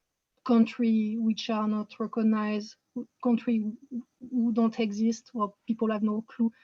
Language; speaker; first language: English; non-native, fluent; French